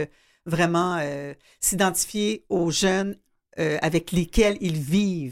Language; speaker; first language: French; native; French